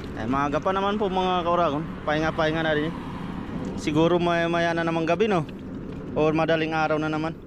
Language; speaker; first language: Filipino; non-native, local second language; Bikol